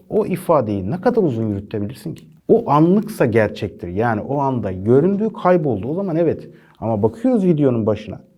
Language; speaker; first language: Turkish; native; Turkish